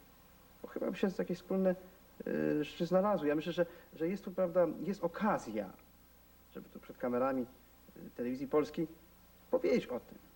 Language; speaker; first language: Polish; non-native, local second language; Rusyn